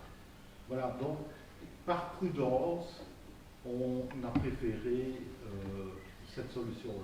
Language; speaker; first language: French; native; French